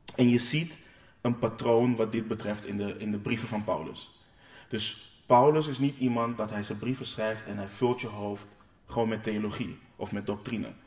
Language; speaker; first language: Dutch; non-native, local second language; Papiamento